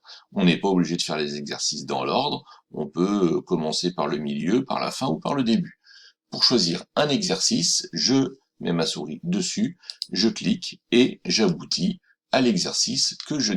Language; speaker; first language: French; native; French